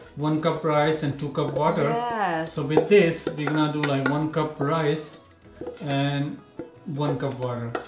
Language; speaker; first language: English; non-native, local second language; Hindi